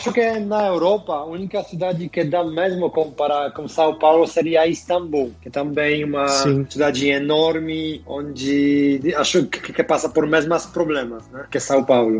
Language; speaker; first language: Portuguese; non-native, fluent; Polish